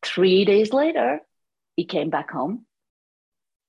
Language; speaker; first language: English; non-native, fluent; French